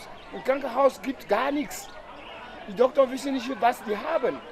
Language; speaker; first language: German; non-native, learner; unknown